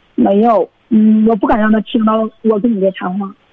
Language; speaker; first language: Chinese; native; Chinese